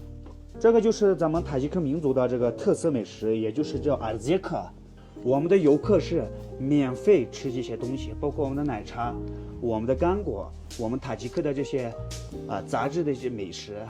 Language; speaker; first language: Chinese; non-native, local second language; Tajik